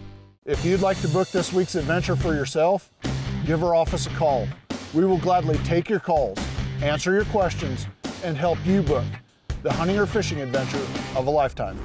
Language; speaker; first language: English; native; English